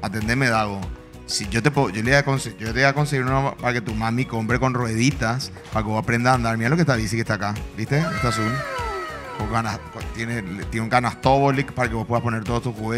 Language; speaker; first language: Spanish; native; Spanish